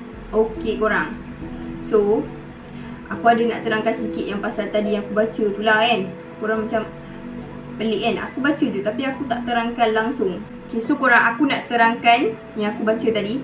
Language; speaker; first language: Malay; native; Malay